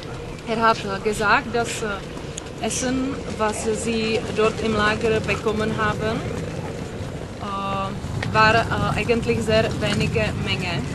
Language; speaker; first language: German; non-native, learner; Czech